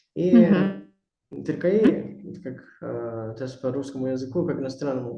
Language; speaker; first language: Russian; non-native, learner; Portuguese